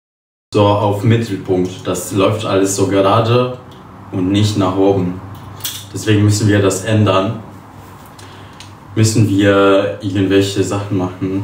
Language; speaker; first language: German; early bilingual, other home language; Polish